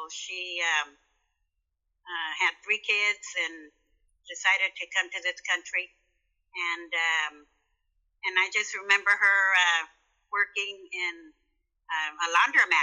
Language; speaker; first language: English; native; English